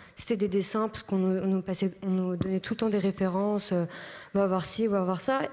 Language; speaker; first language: French; native; French